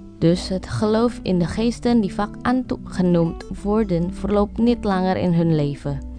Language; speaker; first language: Dutch; non-native, learner; Indonesian